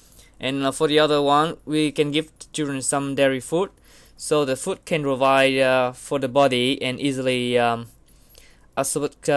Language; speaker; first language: English; non-native, learner; Vietnamese